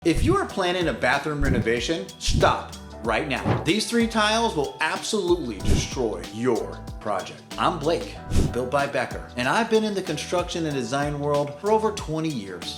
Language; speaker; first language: English; native; English